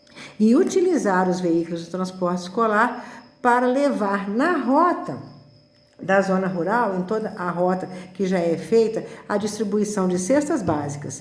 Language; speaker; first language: Portuguese; native; Portuguese